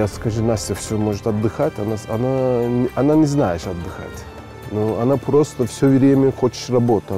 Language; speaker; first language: Russian; non-native, learner; Turkish